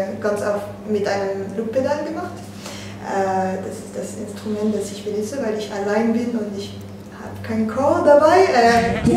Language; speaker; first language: German; non-native, learner; French